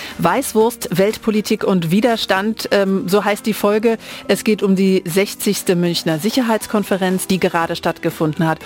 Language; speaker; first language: German; native; German